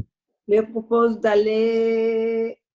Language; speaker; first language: French; non-native, learner; Spanish